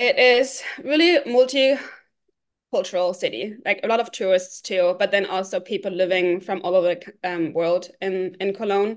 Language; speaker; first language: English; non-native, fluent; German